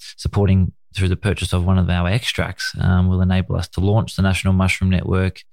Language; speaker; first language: English; native; English